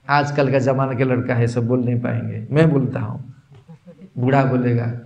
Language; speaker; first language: Hindi; non-native, local second language; Odia